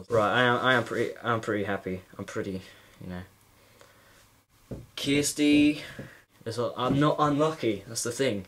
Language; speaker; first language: English; native; English